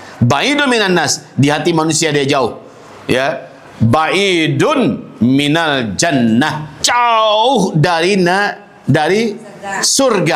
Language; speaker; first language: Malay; non-native, local second language; Minangkabau